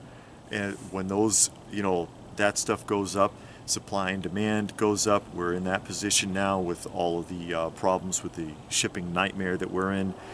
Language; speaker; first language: English; native; English